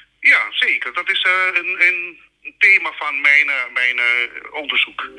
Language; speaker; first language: Dutch; non-native, local second language; Spanish